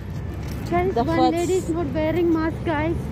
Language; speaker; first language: English; non-native, local second language; Filipino